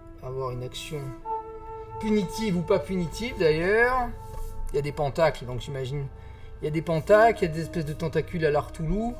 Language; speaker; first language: French; native; French